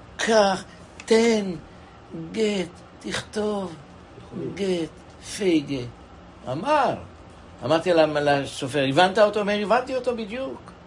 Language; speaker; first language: Hebrew; non-native, fluent; Persian